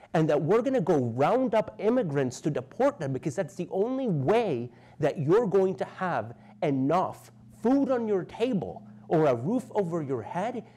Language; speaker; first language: English; native; English